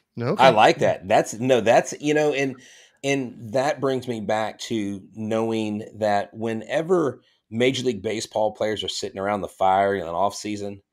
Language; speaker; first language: English; native; English